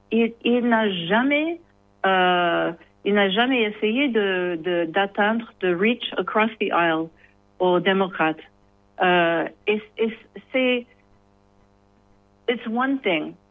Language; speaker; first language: French; non-native, learner; English